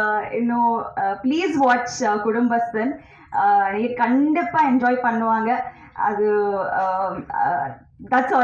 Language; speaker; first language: Tamil; non-native, learner; Telugu